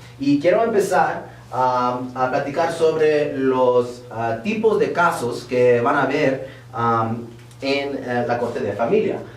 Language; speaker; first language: Spanish; early bilingual, heritage; Spanish